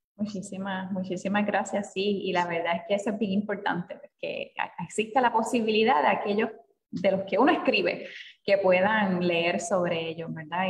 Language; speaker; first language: Spanish; native; Spanish